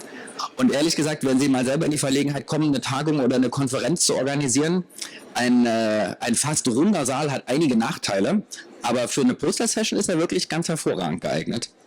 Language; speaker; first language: German; native; German